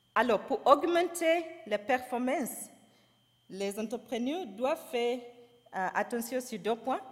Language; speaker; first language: French; non-native, fluent; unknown